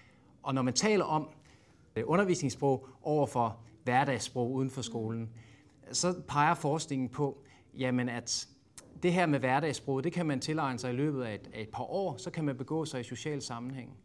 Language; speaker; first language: Danish; native; Danish